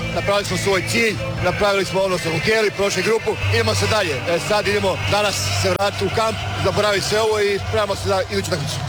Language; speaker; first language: Croatian; native; Croatian